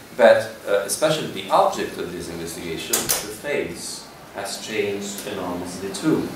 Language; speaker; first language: English; non-native, fluent; Italian